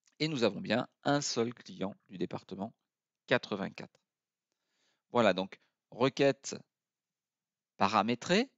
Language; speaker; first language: French; native; French